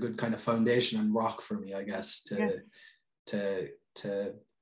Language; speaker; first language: English; native; English